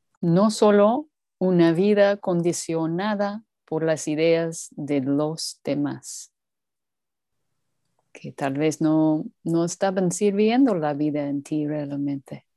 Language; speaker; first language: Spanish; non-native, learner; English